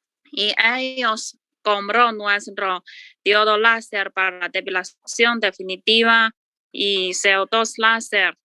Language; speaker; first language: Spanish; non-native, learner; Chinese